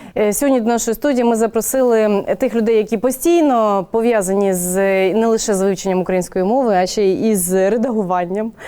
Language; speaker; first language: Ukrainian; native; Ukrainian